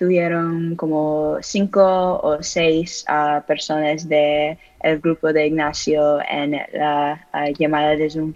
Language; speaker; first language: Spanish; non-native, learner; English